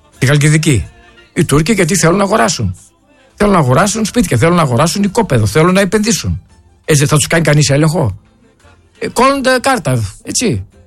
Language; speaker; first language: Greek; native; Greek